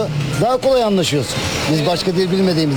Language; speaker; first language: Turkish; native; Turkish